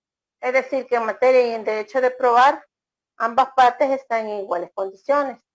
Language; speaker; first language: Spanish; native; Spanish